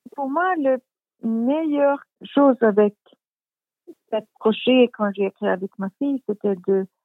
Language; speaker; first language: French; non-native, fluent; Swedish